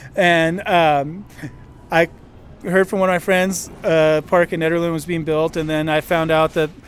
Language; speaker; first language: English; native; English